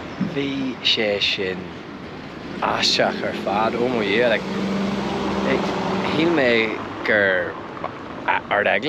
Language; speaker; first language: Irish; non-native, local second language; English